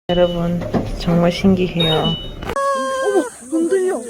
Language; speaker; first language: Korean; non-native, learner; Turkish